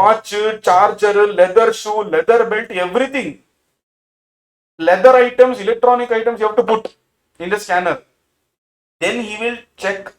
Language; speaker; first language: English; non-native, local second language; Tamil